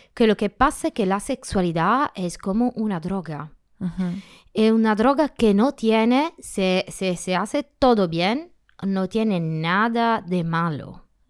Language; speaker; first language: Spanish; non-native, learner; Italian